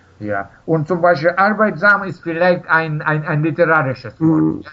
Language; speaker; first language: German; non-native, learner; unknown